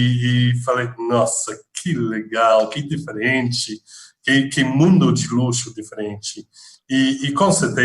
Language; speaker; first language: Portuguese; non-native, fluent; English